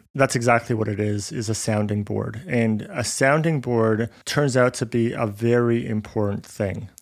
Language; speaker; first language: English; native; English